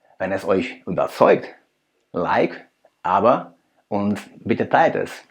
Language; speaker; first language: German; non-native, fluent; Russian